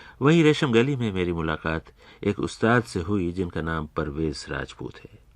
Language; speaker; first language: Urdu; native; Urdu